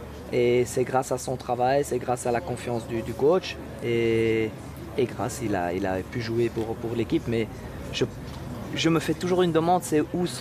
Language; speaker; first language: French; non-native, local second language; Dutch